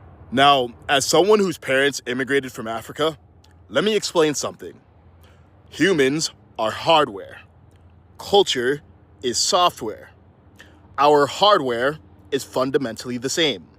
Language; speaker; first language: English; early bilingual, other home language; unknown